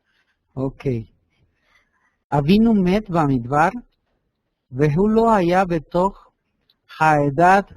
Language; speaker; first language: Hebrew; non-native, learner; Spanish